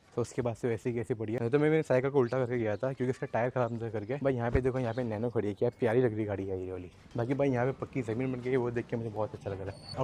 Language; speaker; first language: Hindi; non-native, local second language; Gujarati